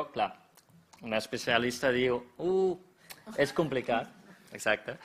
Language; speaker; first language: Catalan; non-native, fluent; German